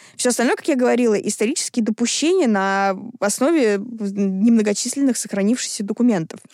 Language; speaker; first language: Russian; native; Russian